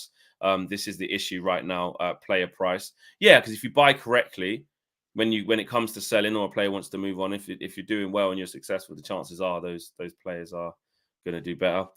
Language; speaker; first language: English; native; English